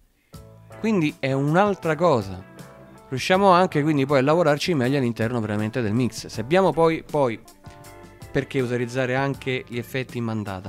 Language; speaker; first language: Italian; native; Italian